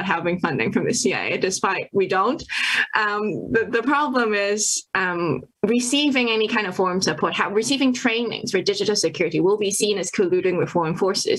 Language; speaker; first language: English; non-native, local second language; Cantonese